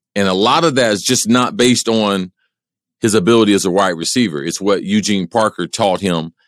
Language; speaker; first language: English; native; English